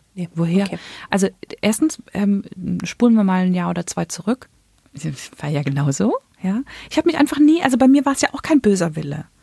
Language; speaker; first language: German; native; German